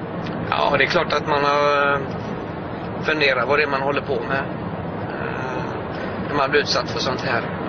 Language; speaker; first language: Swedish; native; Swedish